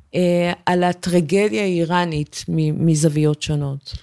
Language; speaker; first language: Hebrew; early bilingual, other home language; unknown